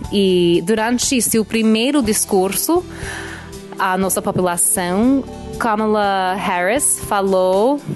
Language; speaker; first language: Portuguese; non-native, fluent; English